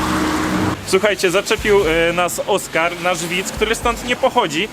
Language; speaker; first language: Polish; native; Polish